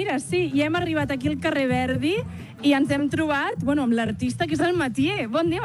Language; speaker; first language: Catalan; native; Catalan